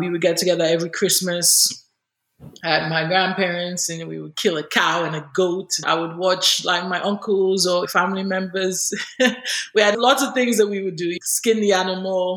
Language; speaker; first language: English; non-native, local second language; Yoruba